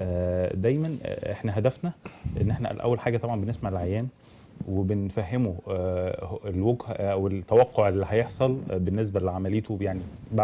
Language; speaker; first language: Arabic; native; Arabic